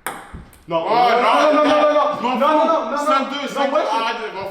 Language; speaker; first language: French; native; French